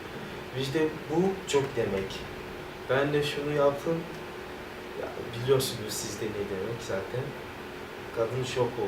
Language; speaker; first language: Turkish; non-native, fluent; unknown